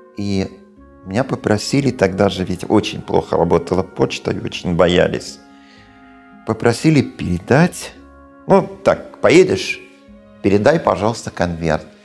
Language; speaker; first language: Russian; non-native, fluent; English